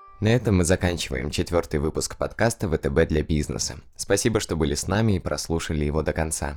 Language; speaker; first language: Russian; native; Russian